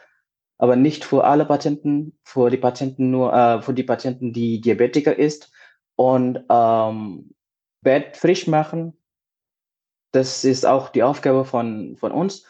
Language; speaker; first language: German; non-native, fluent; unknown